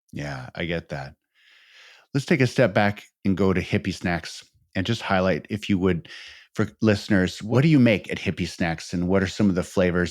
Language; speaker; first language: English; native; English